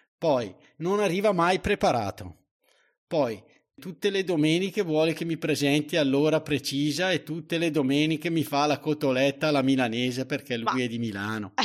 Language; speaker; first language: Italian; native; Italian